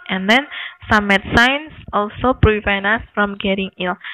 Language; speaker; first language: English; non-native, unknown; Indonesian